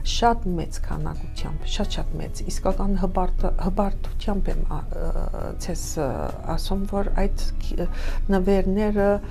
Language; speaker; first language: Armenian; early bilingual, heritage; Armenian